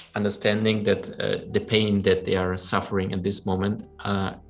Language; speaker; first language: English; non-native, fluent; German